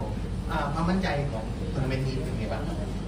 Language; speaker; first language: Thai; native; Thai